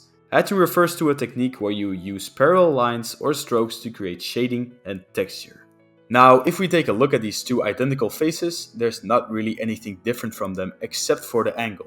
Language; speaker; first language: English; non-native, fluent; Dutch